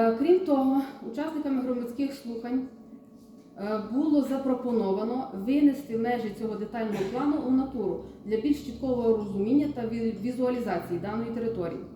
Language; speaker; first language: Ukrainian; native; Ukrainian